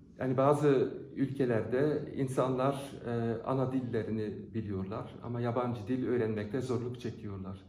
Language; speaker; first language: Turkish; non-native, fluent; Dutch